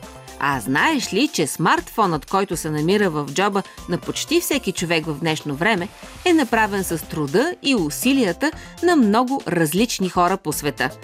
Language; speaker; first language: Bulgarian; native; Bulgarian